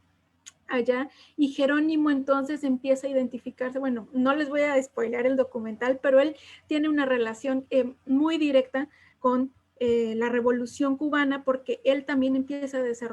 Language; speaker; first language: Spanish; native; Spanish